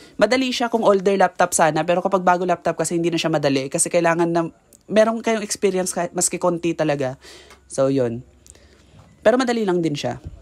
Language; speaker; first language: Filipino; native; Filipino